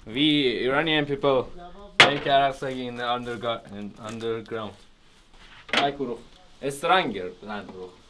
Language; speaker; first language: English; non-native, learner; Persian